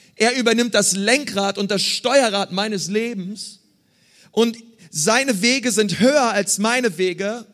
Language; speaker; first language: German; native; German